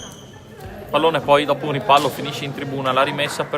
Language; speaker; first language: Italian; native; Italian